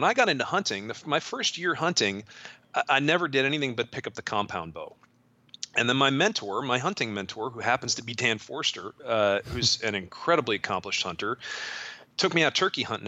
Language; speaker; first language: English; native; English